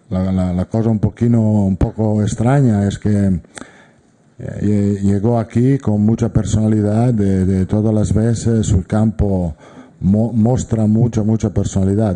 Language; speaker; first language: Spanish; non-native, fluent; Italian